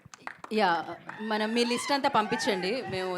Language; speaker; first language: Telugu; native; Telugu